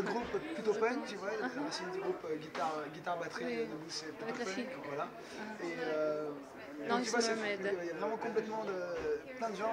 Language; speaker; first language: French; native; French